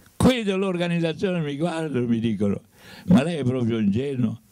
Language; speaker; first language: Italian; native; Italian